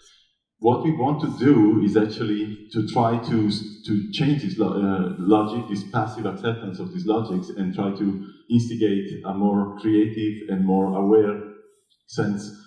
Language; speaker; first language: English; non-native, fluent; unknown